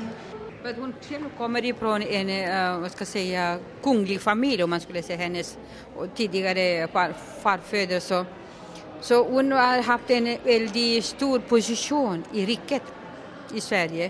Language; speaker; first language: Swedish; non-native, local second language; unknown